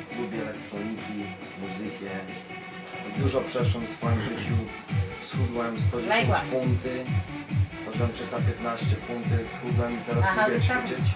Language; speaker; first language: Polish; early bilingual, heritage; Polish